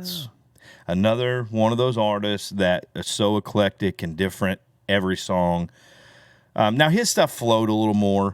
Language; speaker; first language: English; native; English